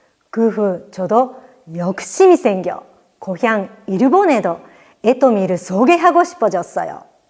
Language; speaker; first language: Korean; non-native, fluent; Japanese